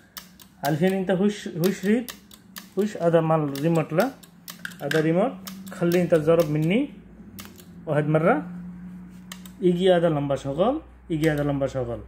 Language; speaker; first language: Arabic; non-native, learner; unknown